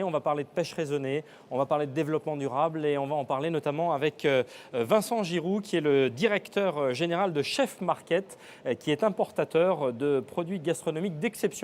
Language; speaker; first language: French; native; French